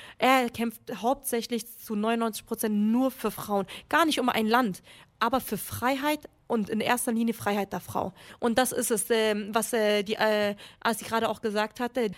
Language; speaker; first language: German; early bilingual, other home language; Kurdish